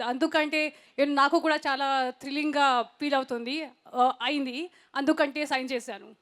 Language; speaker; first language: Telugu; non-native, fluent; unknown